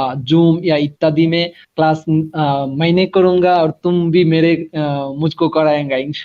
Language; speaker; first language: Hindi; non-native, learner; Bangla